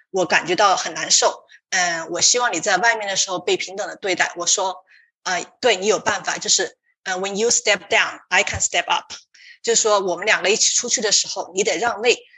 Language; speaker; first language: Chinese; native; Chinese